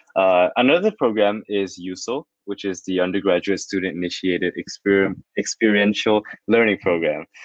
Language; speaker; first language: English; non-native, fluent; Thai